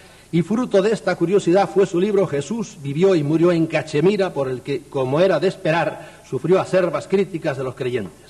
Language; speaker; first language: Spanish; native; Spanish